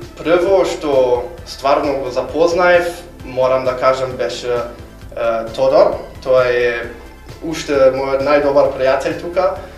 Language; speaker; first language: Macedonian; non-native, fluent; German